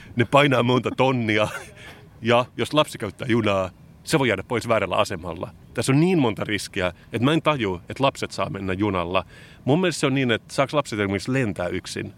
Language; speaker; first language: Finnish; native; Finnish